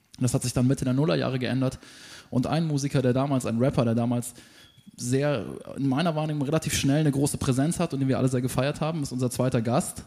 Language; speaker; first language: German; native; German